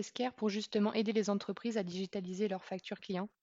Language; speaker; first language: French; native; French